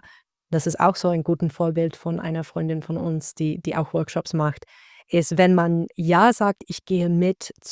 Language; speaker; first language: German; non-native, learner; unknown